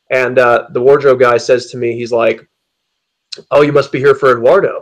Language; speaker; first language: English; native; English